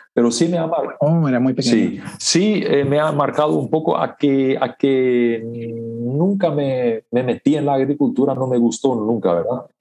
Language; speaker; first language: Spanish; non-native, local second language; Plautdietsch